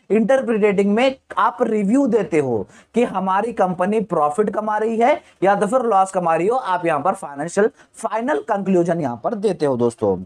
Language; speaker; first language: Hindi; native; Hindi